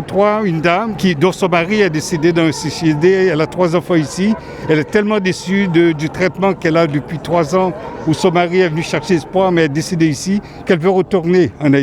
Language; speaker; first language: French; early bilingual, other home language; Haitian Creole